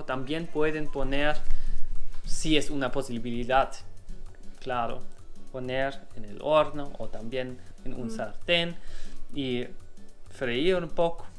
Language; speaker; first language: Spanish; non-native, learner; German